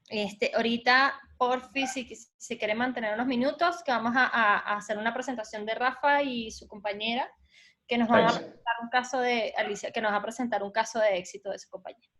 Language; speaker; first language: Spanish; native; Spanish